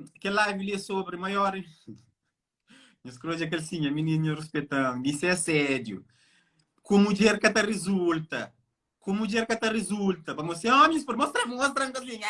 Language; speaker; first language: Portuguese; non-native, local second language; Kabuverdianu